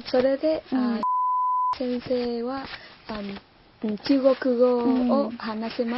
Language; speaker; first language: Japanese; non-native, learner; Vietnamese